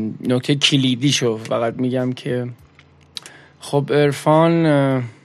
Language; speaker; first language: Persian; early bilingual, heritage; Persian